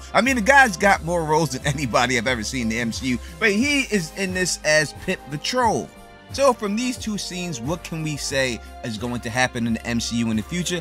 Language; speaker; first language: English; native; English